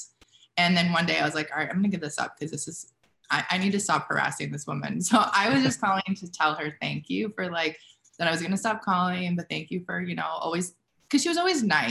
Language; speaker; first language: English; native; English